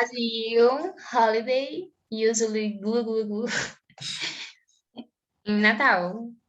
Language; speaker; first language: English; non-native, learner; Portuguese